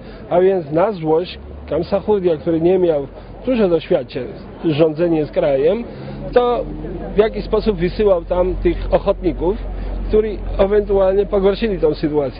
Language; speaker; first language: Polish; non-native, fluent; Georgian